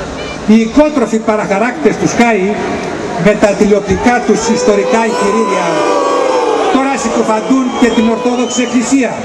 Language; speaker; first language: Greek; native; Greek